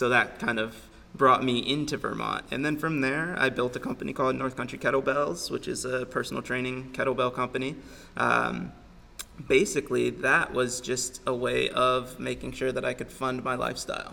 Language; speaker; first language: English; native; English